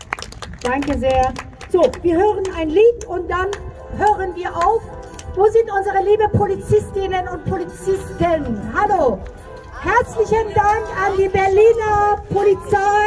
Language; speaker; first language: German; native; German